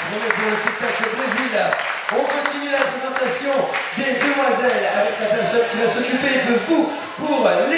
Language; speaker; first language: French; native; French